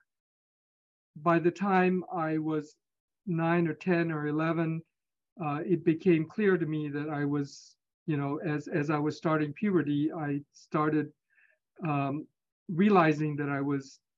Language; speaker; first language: English; native; English